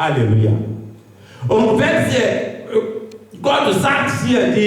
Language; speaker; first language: German; non-native, learner; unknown